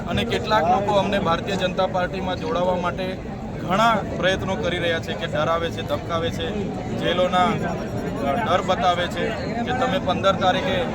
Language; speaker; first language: Gujarati; non-native, local second language; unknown